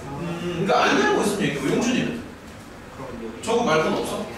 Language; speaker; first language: Korean; native; Korean